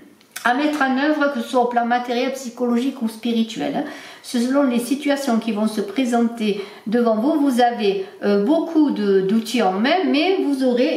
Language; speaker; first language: French; native; French